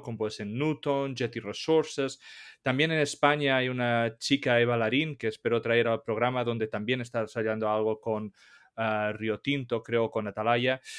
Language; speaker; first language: Spanish; native; Spanish